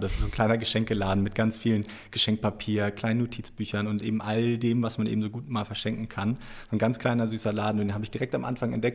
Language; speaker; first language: German; native; German